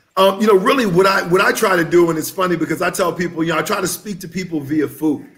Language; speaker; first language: English; native; English